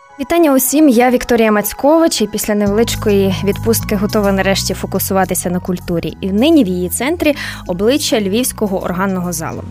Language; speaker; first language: Ukrainian; native; Ukrainian